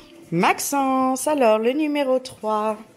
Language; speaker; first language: French; native; French